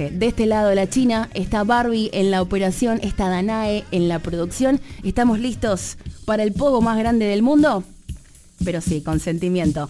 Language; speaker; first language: Spanish; native; Spanish